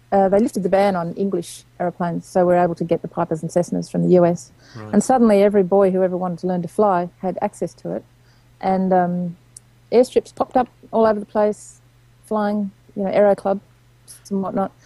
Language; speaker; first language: English; native; English